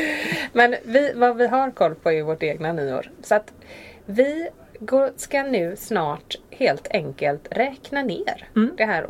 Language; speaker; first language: Swedish; native; Swedish